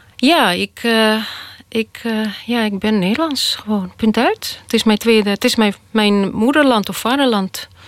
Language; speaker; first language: Dutch; non-native, fluent; Russian